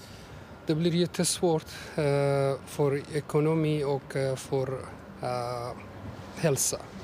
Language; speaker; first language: Swedish; non-native, learner; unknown